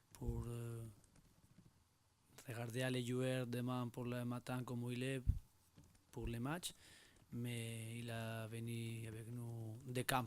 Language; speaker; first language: French; non-native, learner; Spanish